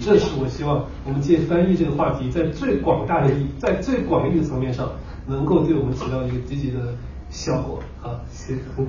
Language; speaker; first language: Chinese; native; Chinese